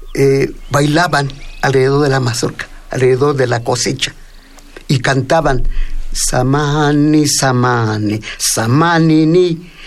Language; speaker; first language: Spanish; non-native, local second language; Mixtepec Mixtec